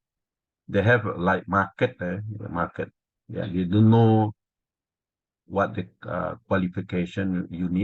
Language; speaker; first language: English; non-native, learner; Indonesian